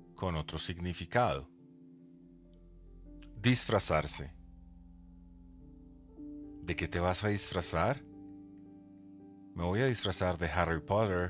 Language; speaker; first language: Spanish; native; Spanish